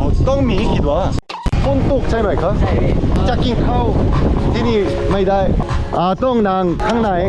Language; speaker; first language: Thai; non-native, learner; Korean